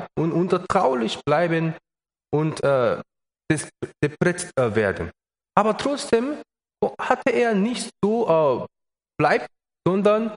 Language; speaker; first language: German; non-native, learner; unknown